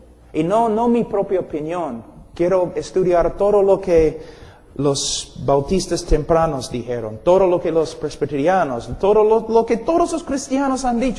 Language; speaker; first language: Spanish; non-native, fluent; English